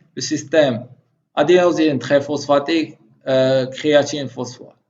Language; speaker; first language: French; non-native, local second language; Arabic